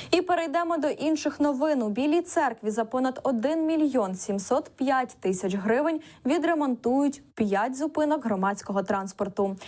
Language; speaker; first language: Ukrainian; native; Ukrainian